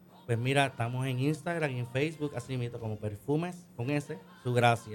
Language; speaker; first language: Spanish; native; Spanish